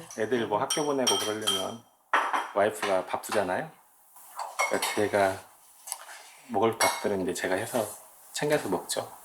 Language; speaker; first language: Korean; native; Korean